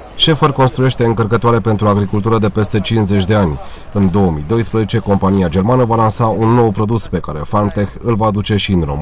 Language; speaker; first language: Romanian; native; Romanian